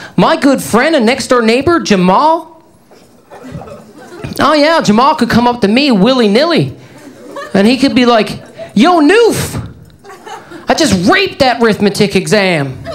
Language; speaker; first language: English; native; English